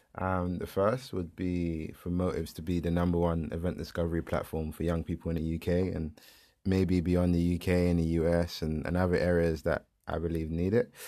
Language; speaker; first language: English; native; English